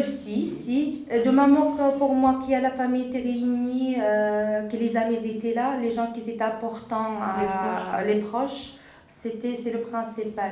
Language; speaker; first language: French; non-native, local second language; Arabic